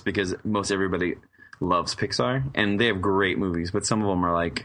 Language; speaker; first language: English; native; English